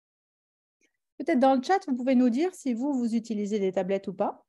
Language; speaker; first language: French; native; French